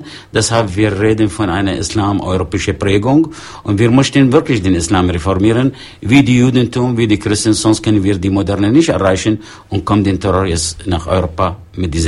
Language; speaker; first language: German; non-native, fluent; Arabic